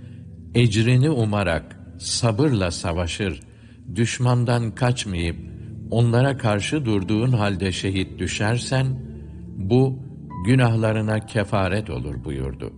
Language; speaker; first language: Turkish; native; Turkish